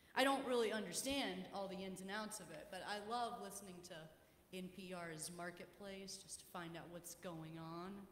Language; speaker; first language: English; native; English